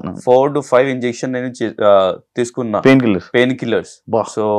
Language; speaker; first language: Telugu; non-native, learner; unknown